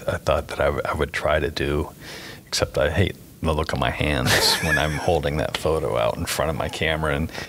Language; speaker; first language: English; native; English